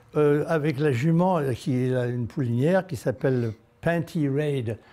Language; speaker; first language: French; native; French